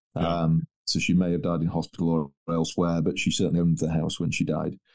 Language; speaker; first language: English; native; English